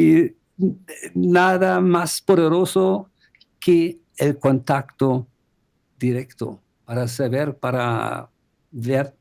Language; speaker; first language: Spanish; non-native, fluent; German